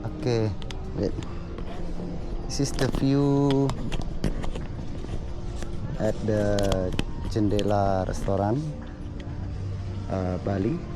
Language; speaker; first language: English; non-native, learner; Indonesian